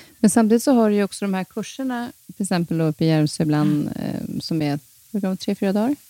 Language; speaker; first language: Swedish; native; Swedish